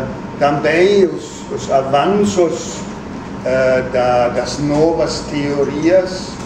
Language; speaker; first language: Portuguese; non-native, fluent; German